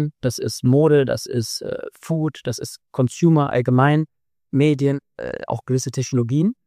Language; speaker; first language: German; native; German